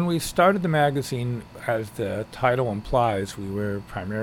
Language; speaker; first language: English; native; English